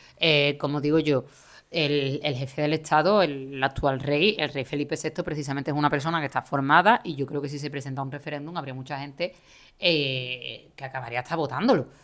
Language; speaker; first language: Spanish; native; Spanish